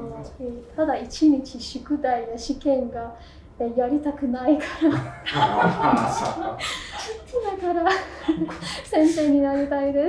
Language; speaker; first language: Japanese; non-native, learner; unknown